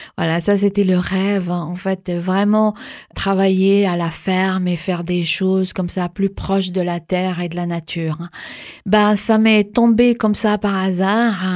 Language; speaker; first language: French; native; French